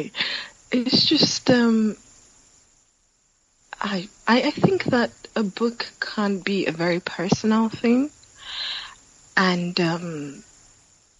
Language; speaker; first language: English; non-native, local second language; Yoruba